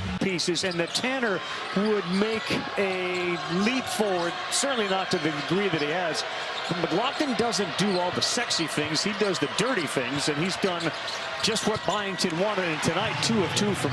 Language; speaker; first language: English; native; English